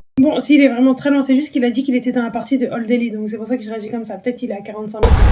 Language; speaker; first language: French; native; French